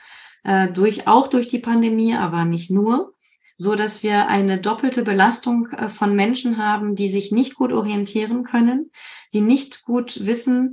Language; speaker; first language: German; native; German